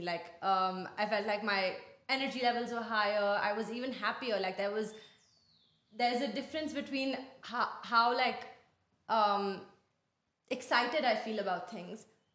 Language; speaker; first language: English; non-native, local second language; Hindi